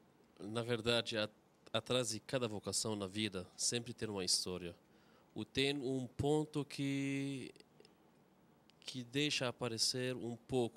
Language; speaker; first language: Portuguese; non-native, fluent; Arabic